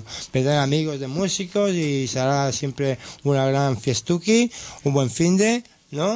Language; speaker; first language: Spanish; native; Spanish